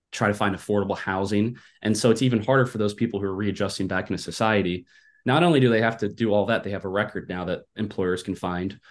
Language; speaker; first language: English; native; English